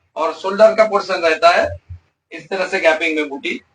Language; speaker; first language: Hindi; non-native, local second language; Bangla